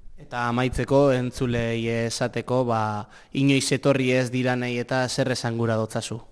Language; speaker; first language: Basque; native; Basque